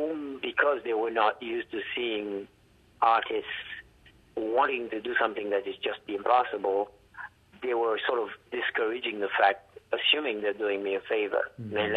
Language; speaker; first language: English; non-native, fluent; Haitian Creole